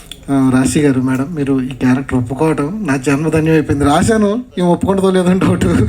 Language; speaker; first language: Telugu; native; Telugu